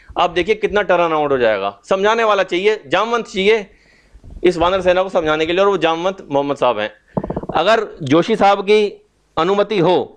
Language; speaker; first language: Hindi; native; Hindi